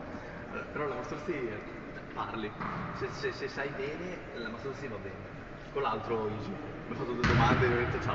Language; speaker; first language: Italian; native; Italian